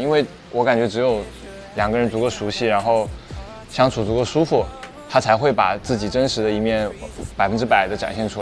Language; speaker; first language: Chinese; native; Chinese